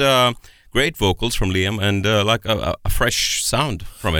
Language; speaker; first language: English; non-native, fluent; Swedish